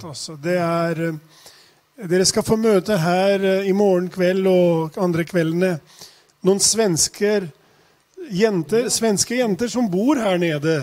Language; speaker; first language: Swedish; non-native, fluent; Albanian